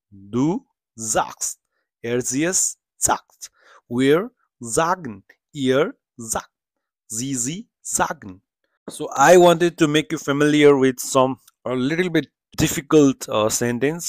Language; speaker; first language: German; non-native, fluent; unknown